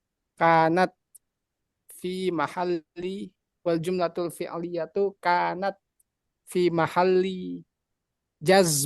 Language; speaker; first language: Arabic; non-native, learner; Indonesian